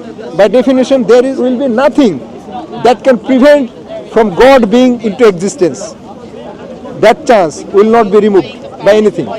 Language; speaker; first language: English; non-native, fluent; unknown